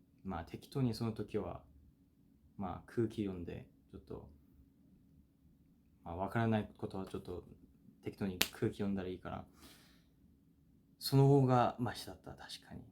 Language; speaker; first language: Japanese; non-native, fluent; Korean